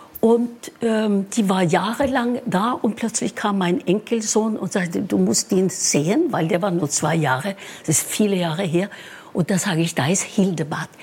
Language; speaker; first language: German; non-native, fluent; Norwegian